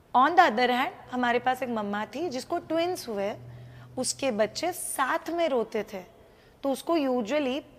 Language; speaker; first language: Hindi; non-native, local second language; Marathi